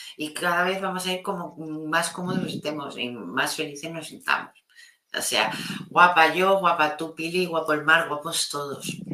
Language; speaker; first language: Spanish; non-native, local second language; Catalan